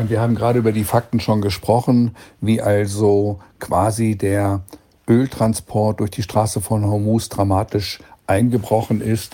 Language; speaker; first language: German; native; German